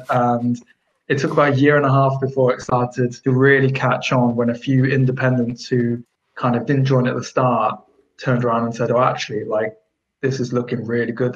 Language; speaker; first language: English; native; English